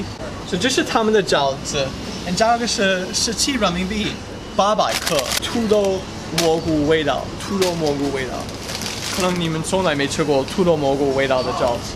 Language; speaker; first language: Chinese; non-native, fluent; English